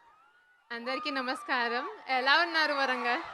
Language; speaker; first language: Telugu; non-native, learner; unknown